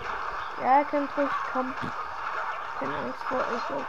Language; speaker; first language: German; early bilingual, other home language; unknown